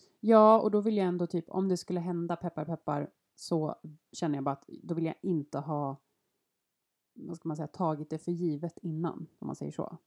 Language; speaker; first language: Swedish; native; Swedish